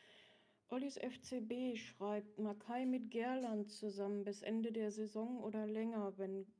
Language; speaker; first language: German; native; German